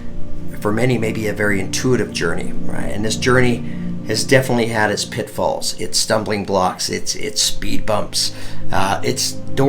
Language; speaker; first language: English; native; English